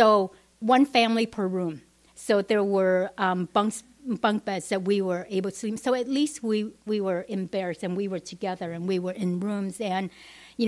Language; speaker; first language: English; non-native, fluent; Vietnamese